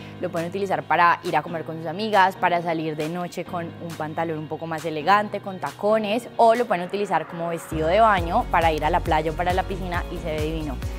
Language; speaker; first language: Spanish; native; Spanish